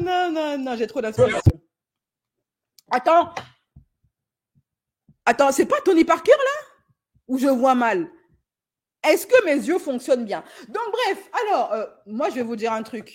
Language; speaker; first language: French; native; French